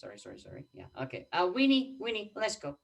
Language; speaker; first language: English; non-native, fluent; Korean